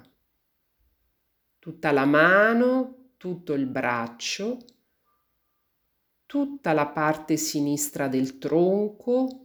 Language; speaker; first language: Italian; native; Italian